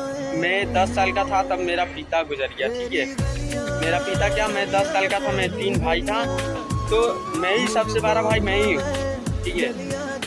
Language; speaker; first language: Hindi; non-native, local second language; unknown